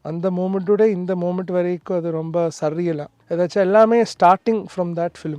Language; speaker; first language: Tamil; non-native, learner; Malayalam